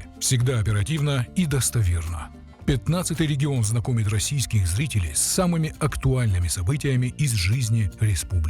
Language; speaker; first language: Russian; native; Russian